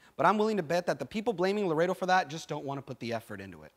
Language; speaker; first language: English; native; English